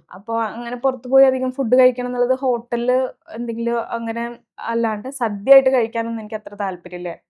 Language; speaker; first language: Malayalam; early bilingual, heritage; Malayalam